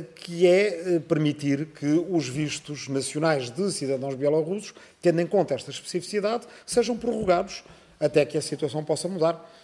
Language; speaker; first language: Portuguese; native; Portuguese